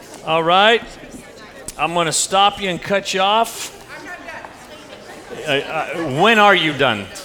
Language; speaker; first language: English; native; English